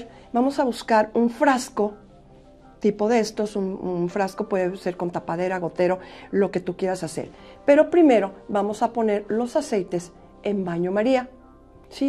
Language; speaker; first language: Spanish; native; Spanish